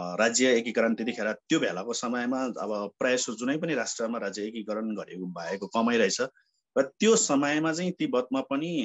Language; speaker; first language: Nepali; non-native, local second language; Sherpa